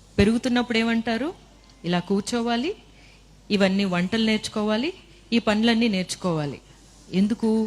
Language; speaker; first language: Telugu; native; Telugu